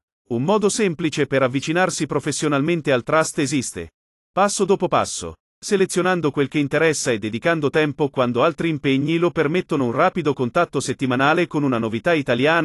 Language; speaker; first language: Italian; native; Italian